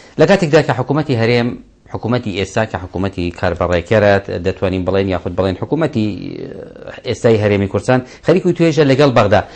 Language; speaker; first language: Central Kurdish; non-native, local second language; Kurdish